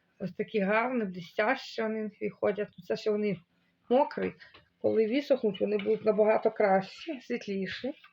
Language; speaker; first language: Ukrainian; native; Ukrainian